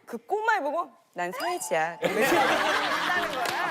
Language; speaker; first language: Korean; native; Korean